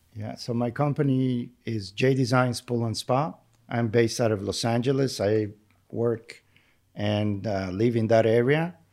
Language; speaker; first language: English; non-native, fluent; Spanish